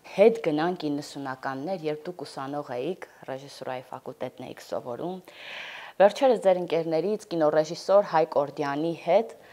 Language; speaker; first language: Armenian; native; Armenian